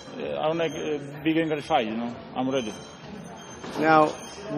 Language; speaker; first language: English; non-native, learner; Polish